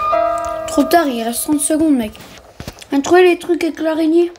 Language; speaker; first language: French; native; French